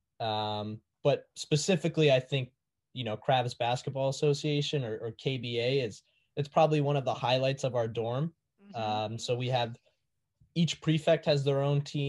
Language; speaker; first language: English; native; English